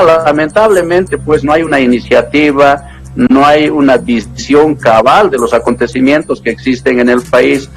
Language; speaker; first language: Spanish; native; Spanish